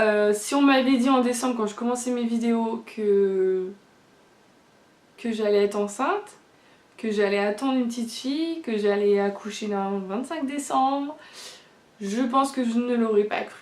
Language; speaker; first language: French; native; French